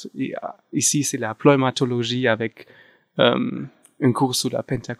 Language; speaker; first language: French; non-native, fluent; German